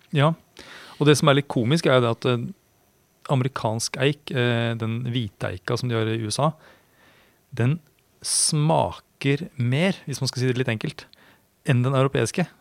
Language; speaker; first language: Norwegian; native; Norwegian